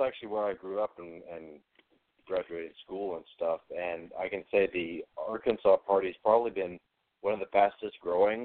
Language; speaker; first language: English; native; English